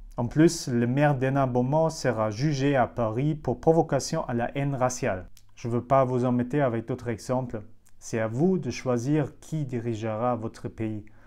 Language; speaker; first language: French; non-native, fluent; German